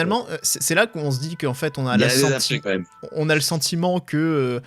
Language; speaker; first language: French; native; French